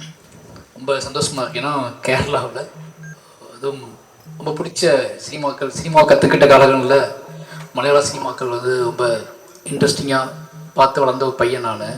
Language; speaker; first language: Tamil; native; Tamil